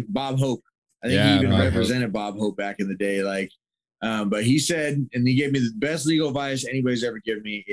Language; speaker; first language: English; native; English